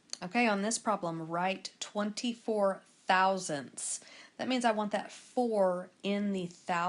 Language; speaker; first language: English; native; English